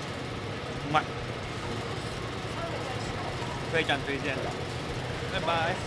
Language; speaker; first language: Japanese; native; Japanese